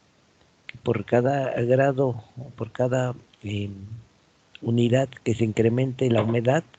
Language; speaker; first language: Spanish; native; Spanish